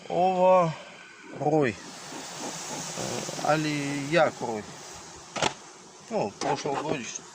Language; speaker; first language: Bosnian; non-native, learner; Russian